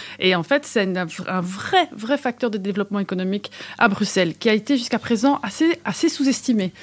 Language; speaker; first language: French; native; French